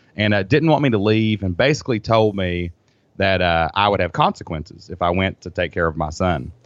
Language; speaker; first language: English; native; English